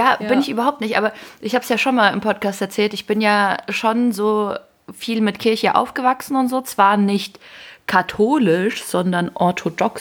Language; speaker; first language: German; early bilingual, other home language; Ukrainian